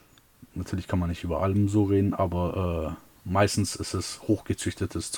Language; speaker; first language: German; early bilingual, other home language; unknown